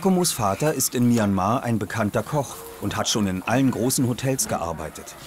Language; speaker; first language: German; native; German